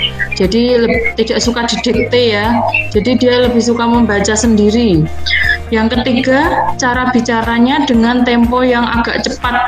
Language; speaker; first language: Indonesian; native; Indonesian